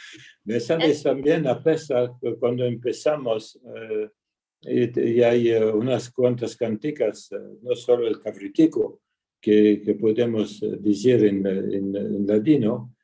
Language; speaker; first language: Spanish; early bilingual, heritage; Ladino